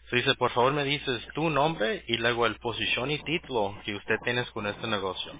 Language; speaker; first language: Spanish; early bilingual, heritage; Spanish